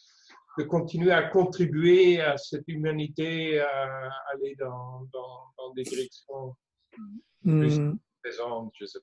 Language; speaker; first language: French; non-native, fluent; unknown